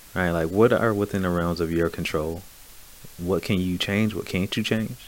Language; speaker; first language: English; native; English